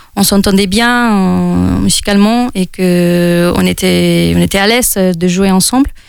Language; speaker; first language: French; non-native, fluent; Spanish